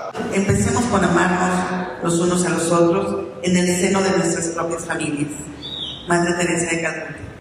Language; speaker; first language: Spanish; native; Spanish